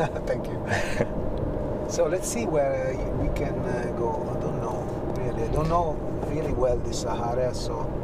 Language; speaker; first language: English; non-native, learner; Italian